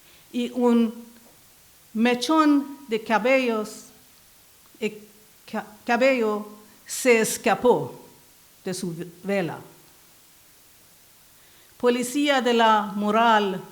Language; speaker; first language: Spanish; non-native, learner; Persian